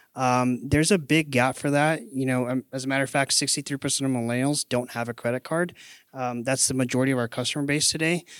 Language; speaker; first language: English; native; English